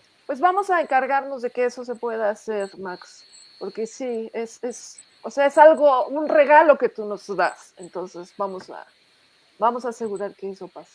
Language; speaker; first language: Spanish; native; Spanish